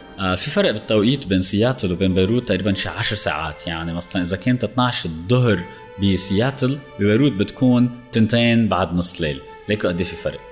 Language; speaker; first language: Arabic; native; Arabic